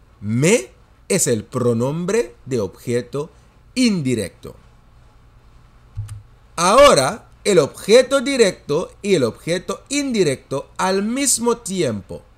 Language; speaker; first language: Spanish; non-native, fluent; Dutch